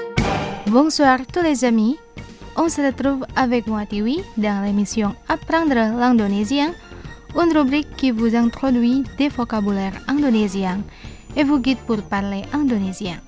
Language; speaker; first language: French; non-native, fluent; Indonesian